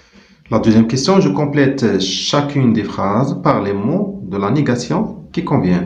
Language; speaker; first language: French; non-native, local second language; Arabic